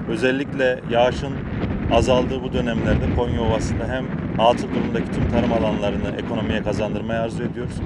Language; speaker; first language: Turkish; native; Turkish